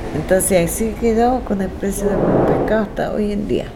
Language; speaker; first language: Spanish; non-native, local second language; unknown